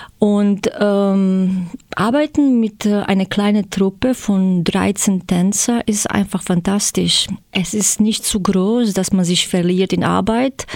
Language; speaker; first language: German; non-native, fluent; Croatian